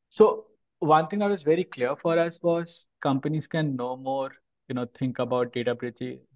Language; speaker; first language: English; non-native, local second language; Hindi